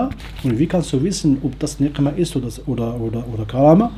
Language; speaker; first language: German; non-native, fluent; Arabic